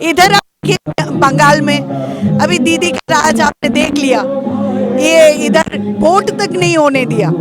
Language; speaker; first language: Hindi; non-native, local second language; Bangla